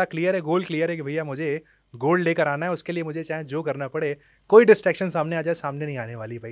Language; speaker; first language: Hindi; native; Hindi